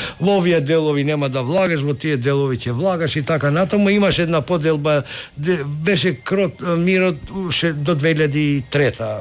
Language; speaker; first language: Macedonian; non-native, local second language; Albanian